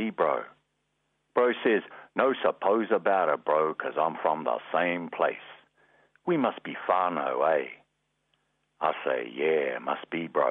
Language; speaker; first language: English; native; English